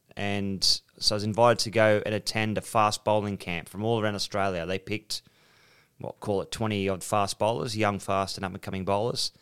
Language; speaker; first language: English; native; English